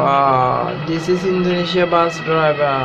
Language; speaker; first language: English; non-native, learner; Bangla